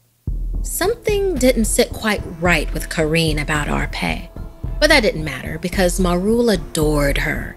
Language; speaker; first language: English; native; English